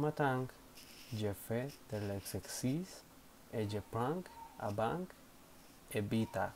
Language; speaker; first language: French; non-native, learner; Spanish